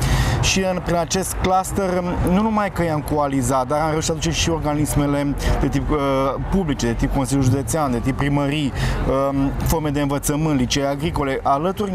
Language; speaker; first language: Romanian; native; Romanian